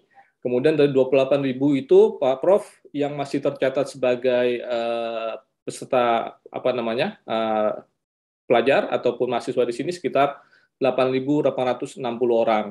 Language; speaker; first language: Indonesian; native; Indonesian